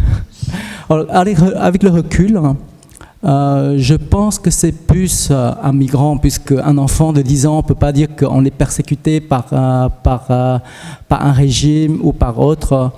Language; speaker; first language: French; early bilingual, other home language; Vietnamese